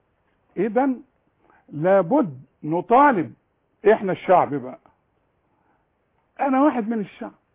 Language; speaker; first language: Arabic; native; Arabic